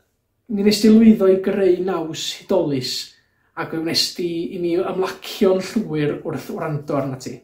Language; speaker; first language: Welsh; native; Welsh